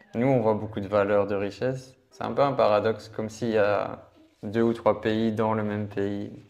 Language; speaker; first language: French; native; French